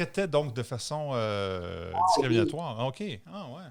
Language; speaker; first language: French; native; French